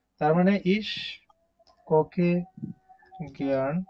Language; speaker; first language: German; non-native, fluent; Bangla